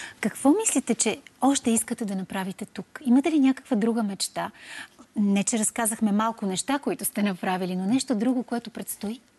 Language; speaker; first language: Bulgarian; native; Bulgarian